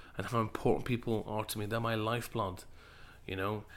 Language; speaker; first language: English; native; English